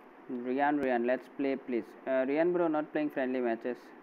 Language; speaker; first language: English; non-native, local second language; Bangla